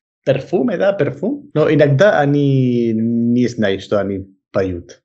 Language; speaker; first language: Russian; non-native, learner; Spanish